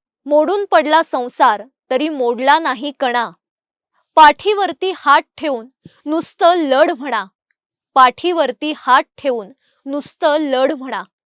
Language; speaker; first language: Marathi; native; Marathi